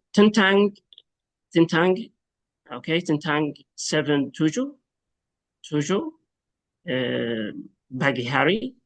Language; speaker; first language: Indonesian; non-native, learner; Arabic